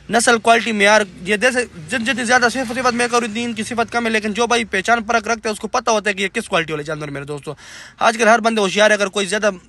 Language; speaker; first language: Urdu; non-native, local second language; Punjabi